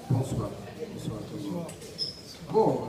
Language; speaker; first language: French; non-native, learner; Portuguese